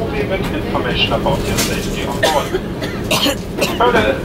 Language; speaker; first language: English; non-native, fluent; German